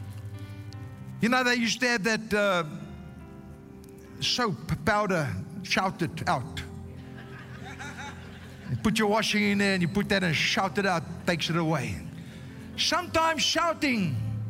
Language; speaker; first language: English; non-native, local second language; Afrikaans